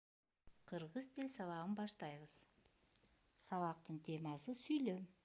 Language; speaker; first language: Kyrgyz; native; Kyrgyz